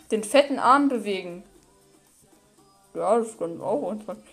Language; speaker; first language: German; native; German